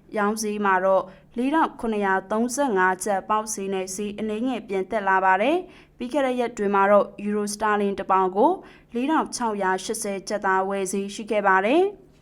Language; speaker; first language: Burmese; non-native, local second language; Western Kayah